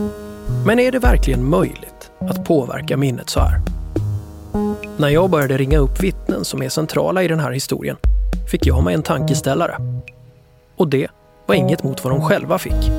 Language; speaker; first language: Swedish; native; Swedish